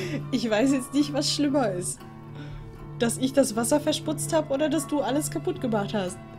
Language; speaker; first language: German; native; German